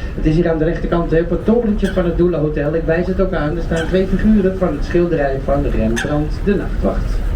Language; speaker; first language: Dutch; native; Dutch